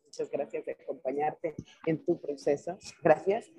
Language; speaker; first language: Spanish; native; Spanish